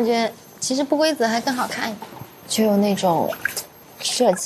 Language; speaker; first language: Chinese; native; Chinese